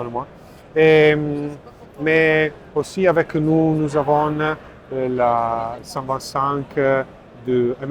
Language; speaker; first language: French; non-native, learner; Italian